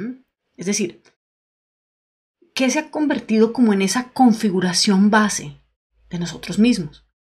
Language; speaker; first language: Spanish; native; Spanish